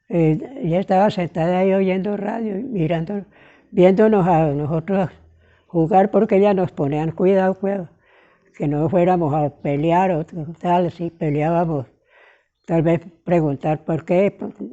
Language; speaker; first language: Spanish; native; Spanish